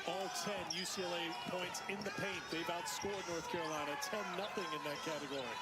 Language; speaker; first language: English; native; English